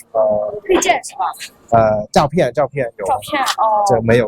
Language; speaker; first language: Chinese; non-native, learner; Thai